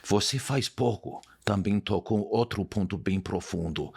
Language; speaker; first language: Portuguese; non-native, fluent; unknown